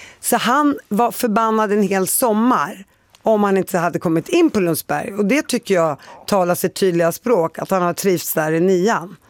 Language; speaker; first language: Swedish; early bilingual, other home language; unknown